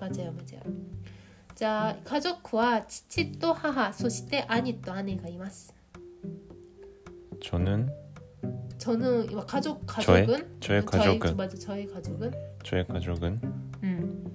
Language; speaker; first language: Korean; non-native, learner; Japanese